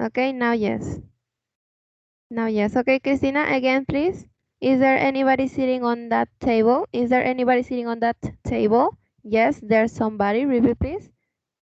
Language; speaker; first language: English; non-native, fluent; Spanish